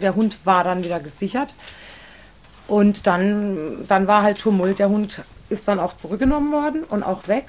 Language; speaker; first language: German; native; German